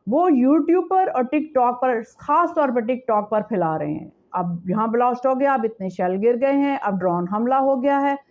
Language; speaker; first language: Urdu; native; Urdu